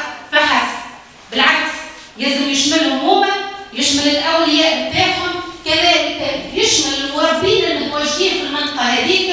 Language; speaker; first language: Arabic; native; Arabic